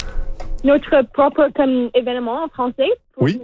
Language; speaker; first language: French; non-native, learner; English